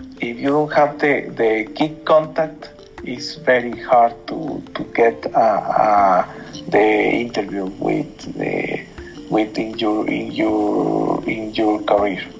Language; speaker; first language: English; non-native, learner; Spanish